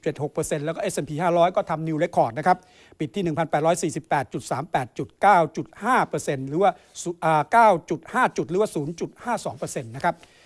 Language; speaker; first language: Thai; native; Thai